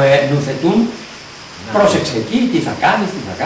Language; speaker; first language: Greek; native; Greek